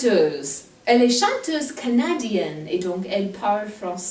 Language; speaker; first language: French; non-native, fluent; English